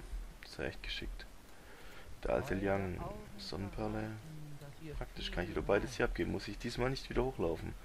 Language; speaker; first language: German; native; German